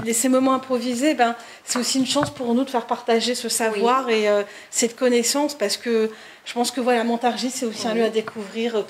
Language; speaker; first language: French; native; French